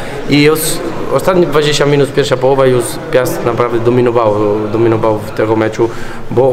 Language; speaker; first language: Polish; non-native, learner; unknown